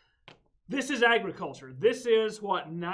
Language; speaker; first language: English; native; English